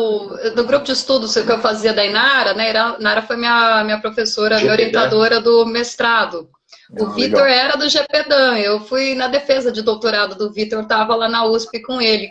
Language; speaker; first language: Portuguese; native; Portuguese